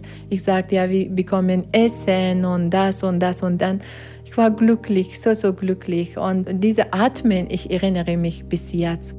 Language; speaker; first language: German; non-native, learner; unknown